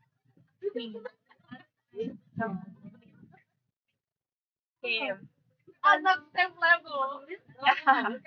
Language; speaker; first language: English; non-native, learner; Indonesian